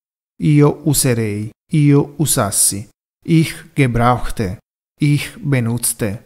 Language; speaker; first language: German; non-native, fluent; Italian